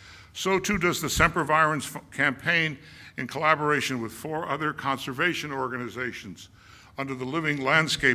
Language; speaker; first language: English; native; English